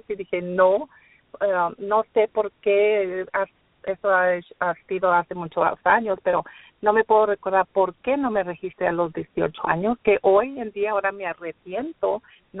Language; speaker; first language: Spanish; early bilingual, heritage; Spanish